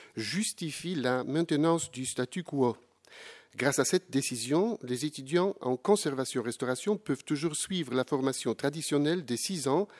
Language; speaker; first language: French; non-native, fluent; Polish